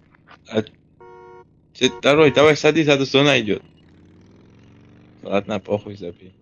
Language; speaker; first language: Russian; non-native, fluent; Georgian